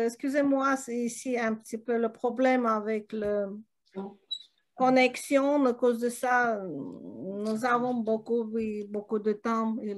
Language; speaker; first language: French; non-native, learner; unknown